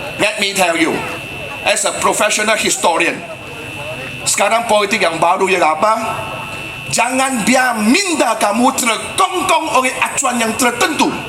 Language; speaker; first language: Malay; non-native, local second language; Chinese